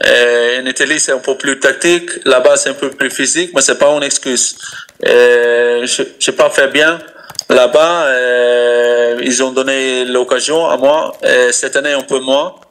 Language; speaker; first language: French; non-native, learner; Dutch